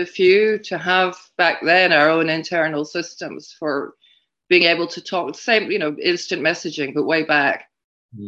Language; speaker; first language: English; native; English